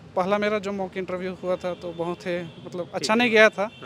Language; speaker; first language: Hindi; native; Hindi